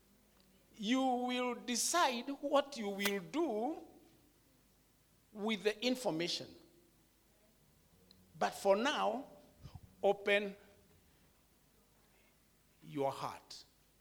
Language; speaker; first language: English; non-native, local second language; Kikuyu